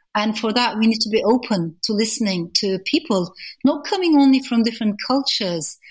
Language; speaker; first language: English; non-native, fluent; Turkish